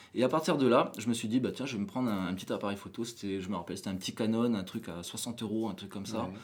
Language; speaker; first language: French; native; French